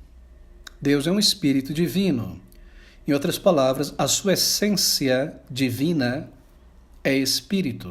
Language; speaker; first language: Portuguese; native; Portuguese